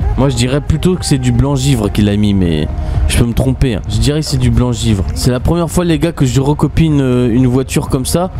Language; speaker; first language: French; native; French